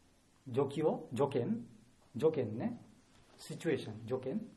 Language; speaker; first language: Japanese; non-native, learner; Bangla